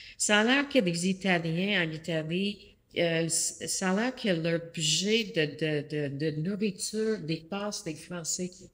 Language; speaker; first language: French; non-native, local second language; English